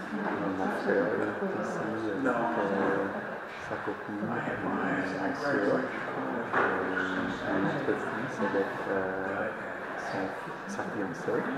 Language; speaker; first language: French; non-native, fluent; English